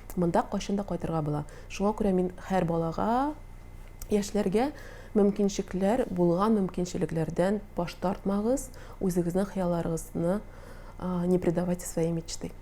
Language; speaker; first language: Tatar; native; Tatar